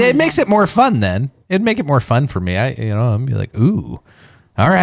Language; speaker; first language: English; native; English